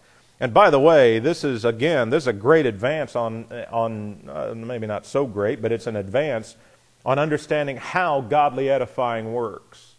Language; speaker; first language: English; native; English